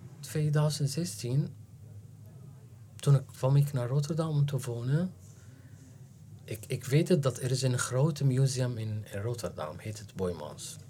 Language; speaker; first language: Dutch; non-native, learner; Arabic